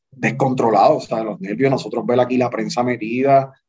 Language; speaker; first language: Spanish; native; Spanish